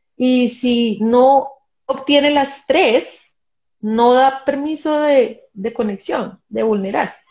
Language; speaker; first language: Spanish; native; Spanish